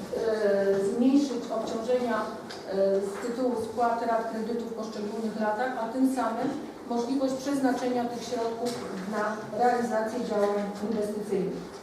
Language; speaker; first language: Polish; native; Polish